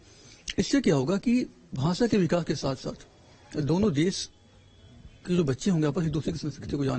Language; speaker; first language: Hindi; native; Hindi